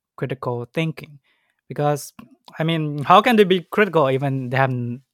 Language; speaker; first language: English; non-native, fluent; Chinese